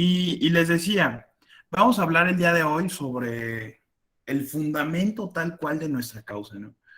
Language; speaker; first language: Spanish; native; Spanish